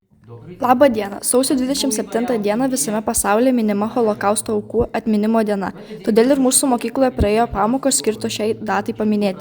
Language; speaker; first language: Lithuanian; non-native, local second language; Russian